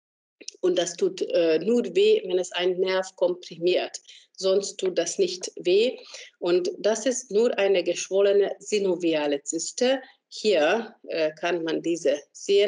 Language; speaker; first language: German; non-native, fluent; Hungarian